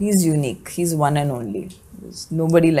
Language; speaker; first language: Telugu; non-native, fluent; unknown